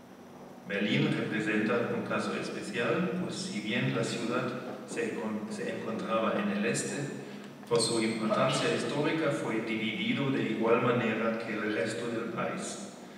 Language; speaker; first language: Spanish; non-native, fluent; German